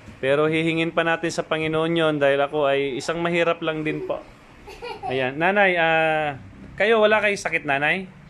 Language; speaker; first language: Filipino; non-native, local second language; Cebuano